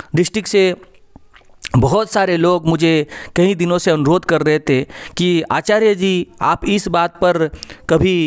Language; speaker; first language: Hindi; non-native, local second language; Odia